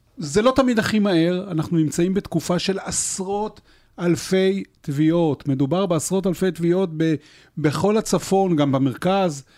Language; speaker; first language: Hebrew; native; Hebrew